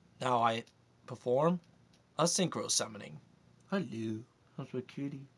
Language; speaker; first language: English; native; English